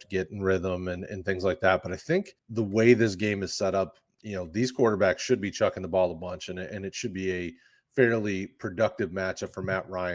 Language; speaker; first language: English; native; English